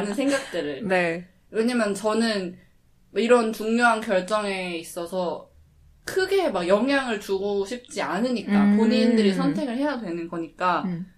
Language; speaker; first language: Korean; early bilingual, heritage; Korean